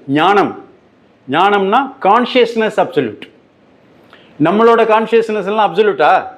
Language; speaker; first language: Tamil; native; Tamil